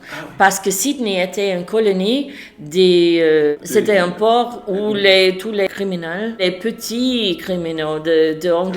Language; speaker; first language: French; non-native, fluent; English